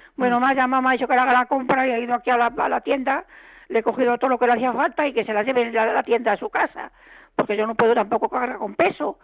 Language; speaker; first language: Spanish; native; Spanish